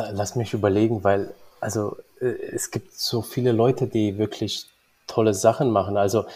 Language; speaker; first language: German; early bilingual, other home language; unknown